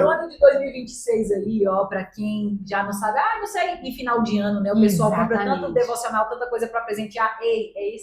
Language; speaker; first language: Portuguese; native; Portuguese